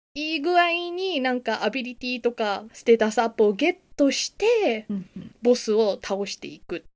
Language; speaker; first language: Japanese; native; Japanese